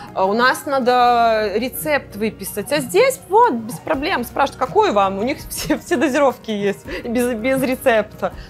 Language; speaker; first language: Russian; native; Russian